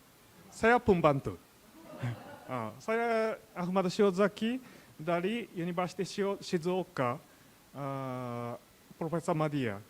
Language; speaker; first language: Indonesian; non-native, learner; Japanese